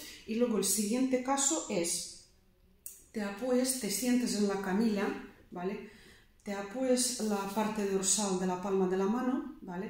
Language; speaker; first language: Spanish; non-native, fluent; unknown